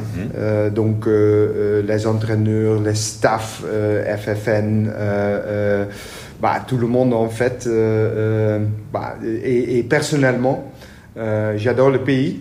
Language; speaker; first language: French; non-native, learner; Dutch